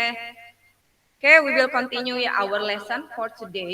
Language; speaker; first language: English; non-native, learner; Indonesian